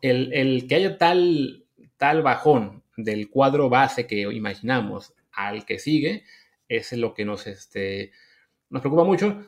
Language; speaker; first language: Spanish; native; Spanish